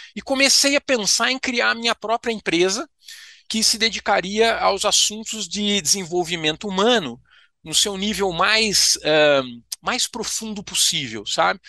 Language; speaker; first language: Portuguese; native; Portuguese